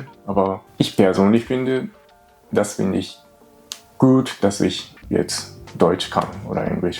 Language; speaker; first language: German; non-native, learner; Japanese